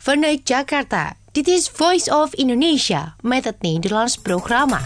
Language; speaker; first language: Dutch; non-native, fluent; Indonesian